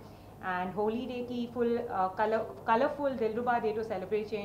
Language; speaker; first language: Telugu; non-native, learner; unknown